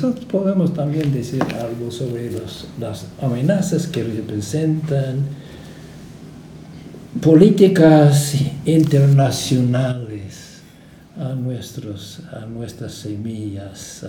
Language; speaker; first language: Spanish; non-native, fluent; English